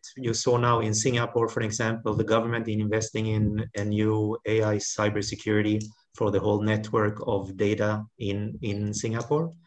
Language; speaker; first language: English; non-native, fluent; Swedish